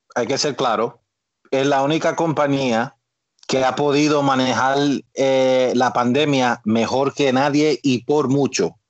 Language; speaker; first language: Spanish; native; Spanish